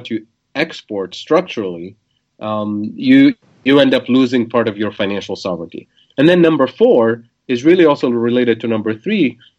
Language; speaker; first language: English; non-native, fluent; Arabic